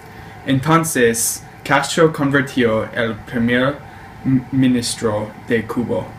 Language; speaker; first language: Spanish; non-native, learner; English